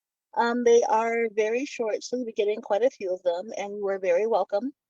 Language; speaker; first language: English; native; English